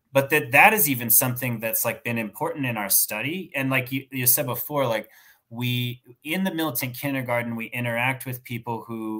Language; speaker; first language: English; native; English